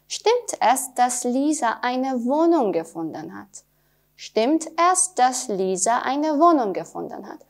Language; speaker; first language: German; non-native, fluent; Persian